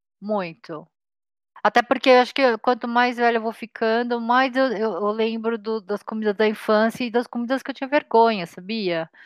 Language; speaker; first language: Portuguese; native; Portuguese